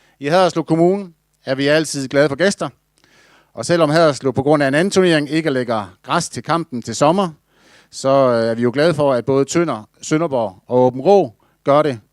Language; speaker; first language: Danish; native; Danish